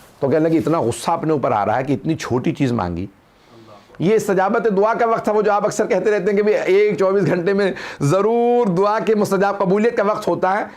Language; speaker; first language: Urdu; native; Urdu